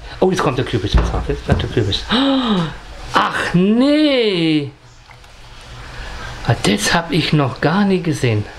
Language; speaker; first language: German; native; German